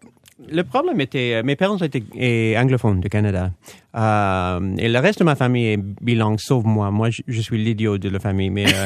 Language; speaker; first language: French; non-native, fluent; English